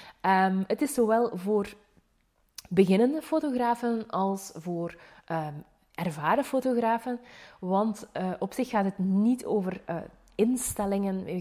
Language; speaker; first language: Dutch; native; Dutch